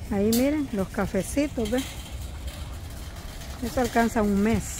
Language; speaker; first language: Spanish; native; Spanish